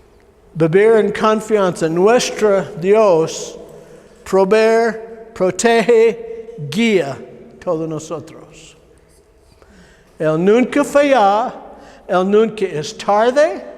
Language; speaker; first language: Spanish; non-native, learner; English